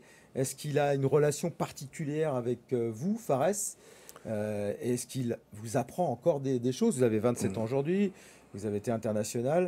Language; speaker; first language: French; native; French